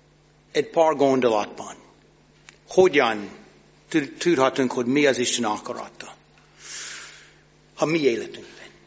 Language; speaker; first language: Hungarian; non-native, fluent; English